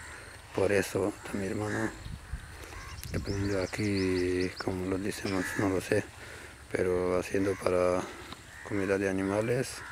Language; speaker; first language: Spanish; non-native, learner; Urdu